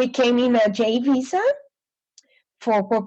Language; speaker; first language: English; non-native, fluent; Portuguese